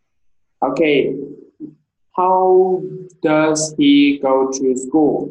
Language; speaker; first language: English; non-native, learner; Vietnamese